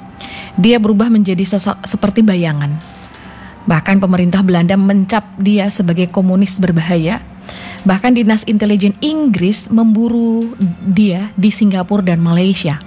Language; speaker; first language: Indonesian; native; Indonesian